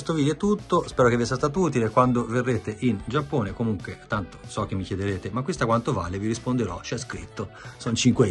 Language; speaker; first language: Italian; native; Italian